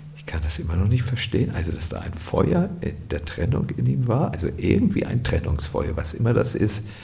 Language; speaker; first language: German; native; German